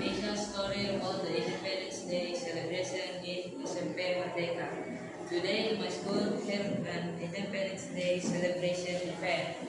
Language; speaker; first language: English; non-native, learner; Indonesian